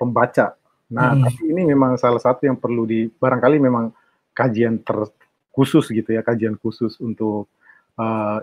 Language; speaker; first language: Indonesian; native; Indonesian